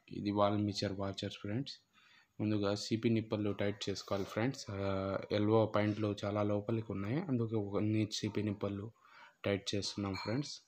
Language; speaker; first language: Telugu; non-native, local second language; Urdu